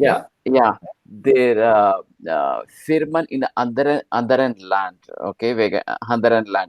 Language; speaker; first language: German; non-native, learner; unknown